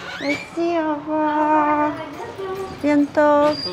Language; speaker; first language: French; non-native, learner; Japanese